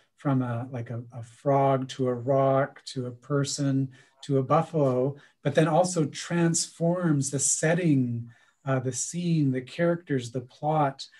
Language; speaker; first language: English; native; English